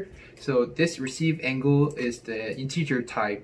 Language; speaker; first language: English; non-native, fluent; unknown